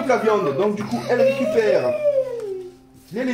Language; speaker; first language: French; native; French